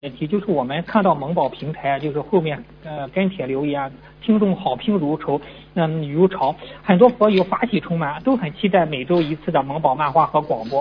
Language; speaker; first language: Chinese; native; Chinese